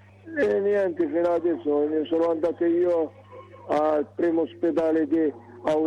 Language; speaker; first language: Italian; non-native, learner; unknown